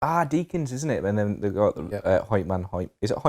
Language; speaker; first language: English; native; English